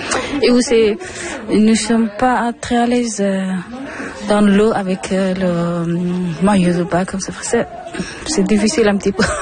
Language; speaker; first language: French; non-native, learner; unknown